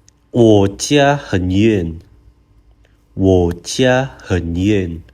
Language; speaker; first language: Chinese; non-native, fluent; Indonesian